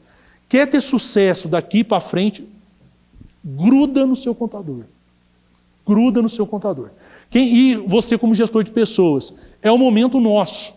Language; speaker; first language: Portuguese; native; Portuguese